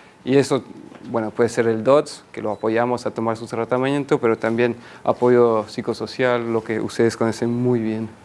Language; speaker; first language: Spanish; non-native, fluent; French